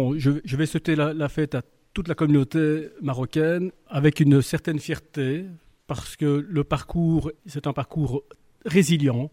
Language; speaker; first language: French; early bilingual, other home language; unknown